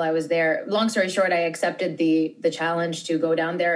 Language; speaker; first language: English; native; English